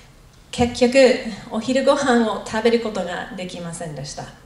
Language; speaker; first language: Japanese; non-native, fluent; English